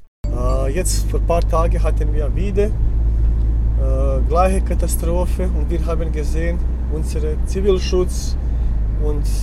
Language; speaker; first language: German; non-native, learner; Bosnian